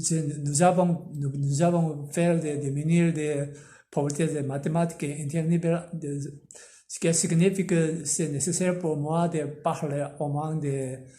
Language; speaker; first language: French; non-native, learner; Korean